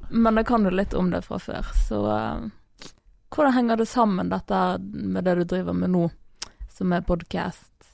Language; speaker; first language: Norwegian; native; Norwegian